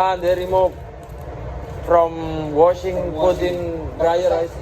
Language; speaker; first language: English; non-native, learner; Indonesian